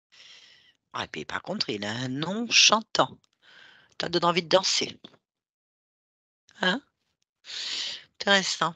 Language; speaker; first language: French; native; French